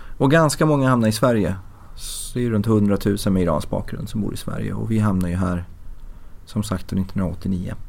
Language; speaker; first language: Swedish; early bilingual, other home language; Persian